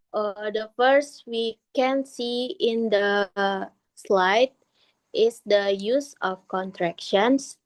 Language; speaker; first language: English; non-native, learner; Indonesian